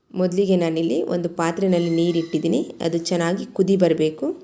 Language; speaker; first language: Kannada; native; Kannada